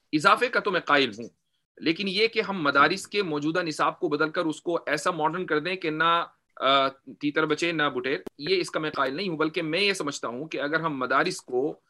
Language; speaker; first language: Urdu; native; Urdu